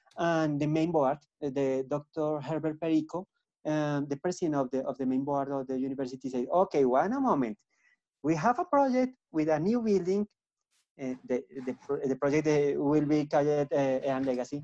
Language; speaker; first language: English; non-native, learner; Spanish